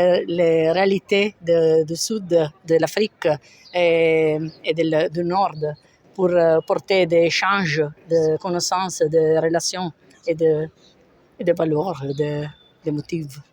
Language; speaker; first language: French; non-native, fluent; Italian